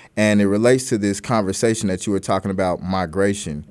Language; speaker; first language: English; native; English